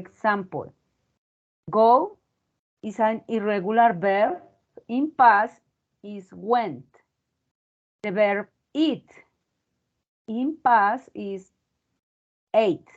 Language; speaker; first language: English; non-native, fluent; Spanish